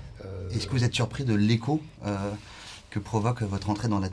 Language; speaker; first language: French; native; French